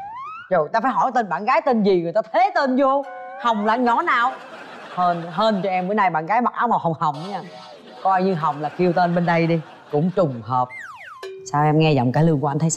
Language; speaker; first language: Vietnamese; native; Vietnamese